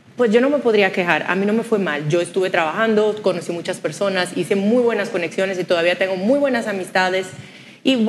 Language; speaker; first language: Spanish; non-native, fluent; Haitian Creole